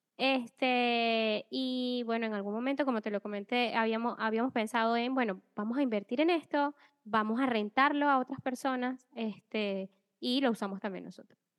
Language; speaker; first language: Spanish; native; Spanish